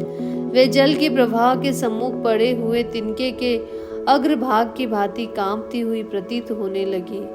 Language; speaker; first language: Hindi; native; Hindi